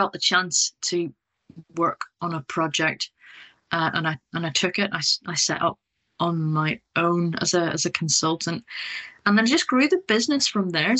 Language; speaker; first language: English; native; English